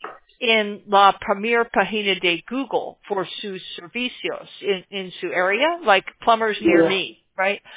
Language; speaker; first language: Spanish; non-native, learner; English